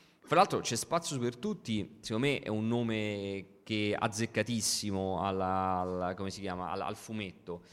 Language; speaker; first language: Italian; native; Italian